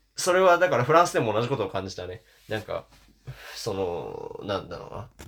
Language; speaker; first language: Japanese; early bilingual, other home language; German